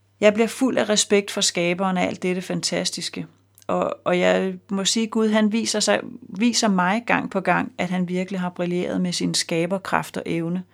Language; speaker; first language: Danish; native; Danish